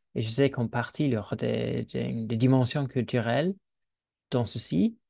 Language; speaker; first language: French; non-native, fluent; English